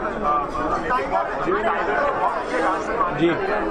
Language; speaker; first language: Hindi; native; Hindi